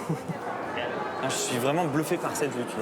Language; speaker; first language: French; native; French